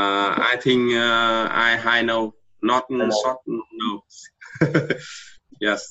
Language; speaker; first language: English; non-native, learner; Vietnamese